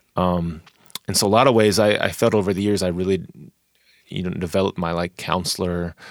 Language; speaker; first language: English; native; English